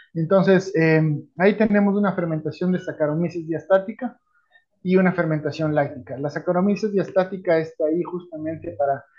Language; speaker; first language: Spanish; native; Spanish